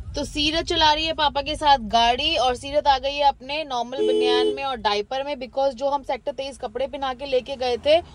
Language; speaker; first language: Hindi; native; Hindi